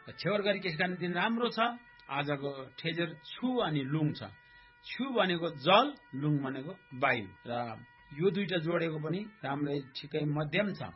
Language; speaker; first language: Nepali; non-native, local second language; Eastern Tamang